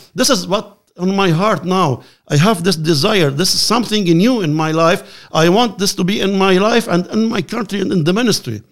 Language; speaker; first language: English; non-native, learner; Arabic